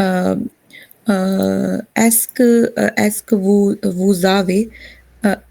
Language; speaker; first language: French; non-native, learner; Hindi